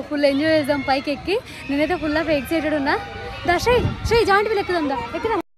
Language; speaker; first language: Telugu; native; Telugu